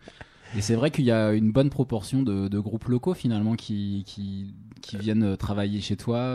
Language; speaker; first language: French; native; French